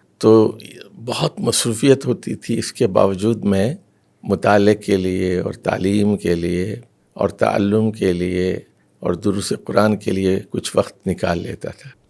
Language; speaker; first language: Urdu; native; Urdu